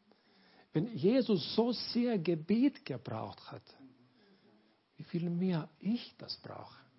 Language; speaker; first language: German; non-native, learner; Lithuanian